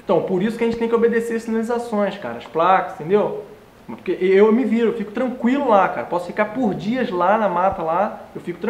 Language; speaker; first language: Portuguese; native; Portuguese